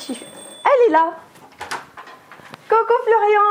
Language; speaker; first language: French; non-native, local second language; Arabic